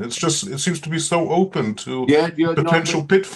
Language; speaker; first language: English; native; English